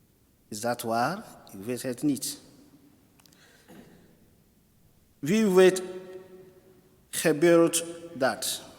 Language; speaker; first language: Dutch; non-native, fluent; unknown